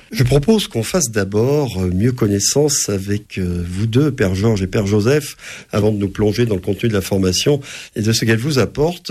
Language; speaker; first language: French; native; French